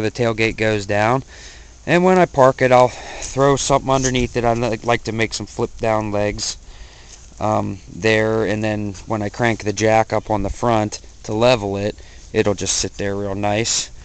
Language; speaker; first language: English; native; English